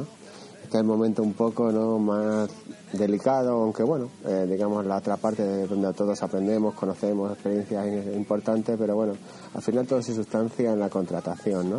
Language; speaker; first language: Spanish; native; Spanish